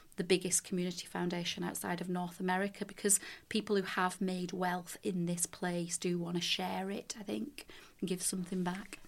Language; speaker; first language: English; native; English